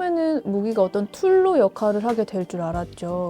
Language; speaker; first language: Korean; native; Korean